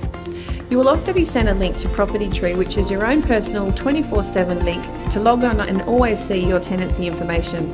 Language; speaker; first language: English; native; English